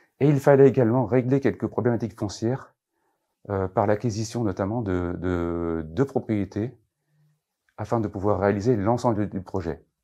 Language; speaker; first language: French; native; French